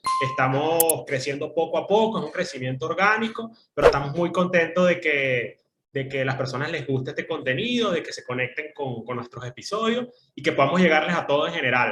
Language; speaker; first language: Spanish; native; Spanish